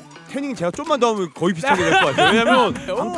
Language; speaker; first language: Korean; native; Korean